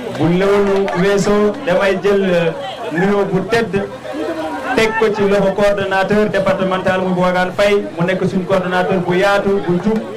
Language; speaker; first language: Wolof; non-native, local second language; Fula